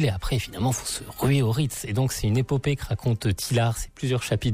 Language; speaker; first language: French; native; French